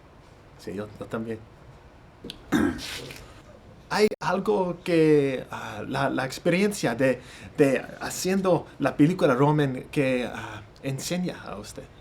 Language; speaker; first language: Spanish; non-native, learner; English